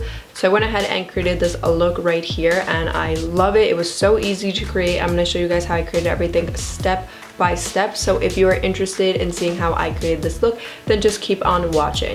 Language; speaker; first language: English; native; English